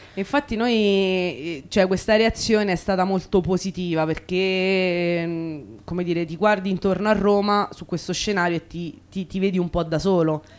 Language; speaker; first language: Italian; native; Italian